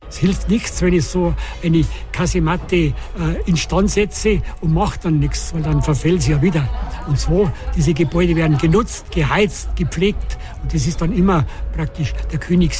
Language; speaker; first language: German; native; German